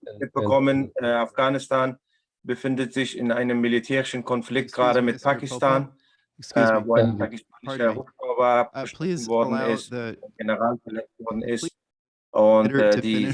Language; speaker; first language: German; non-native, fluent; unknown